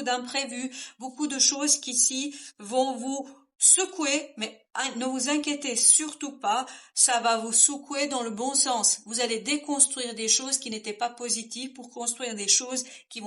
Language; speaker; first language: French; native; French